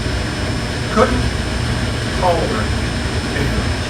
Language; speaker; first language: English; native; English